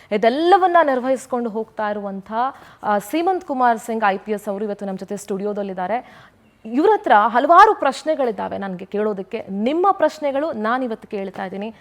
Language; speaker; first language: Kannada; native; Kannada